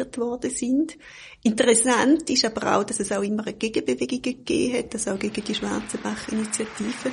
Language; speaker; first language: German; native; German